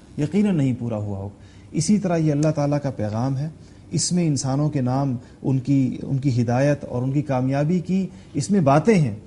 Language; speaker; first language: Urdu; non-native, local second language; Pashto